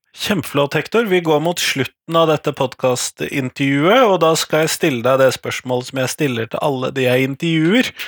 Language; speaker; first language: Norwegian; native; Norwegian